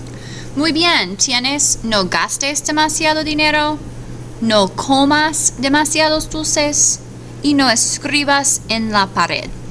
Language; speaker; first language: Spanish; non-native, fluent; English